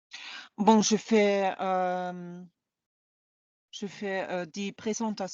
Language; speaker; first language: French; non-native, fluent; German